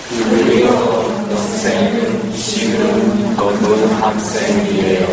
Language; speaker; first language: Korean; non-native, learner; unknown